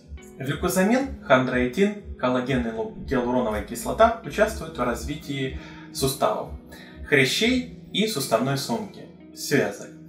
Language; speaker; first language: Russian; native; Russian